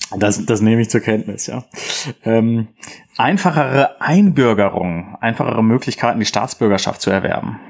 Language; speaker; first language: German; native; German